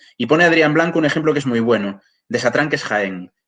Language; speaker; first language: Spanish; native; Spanish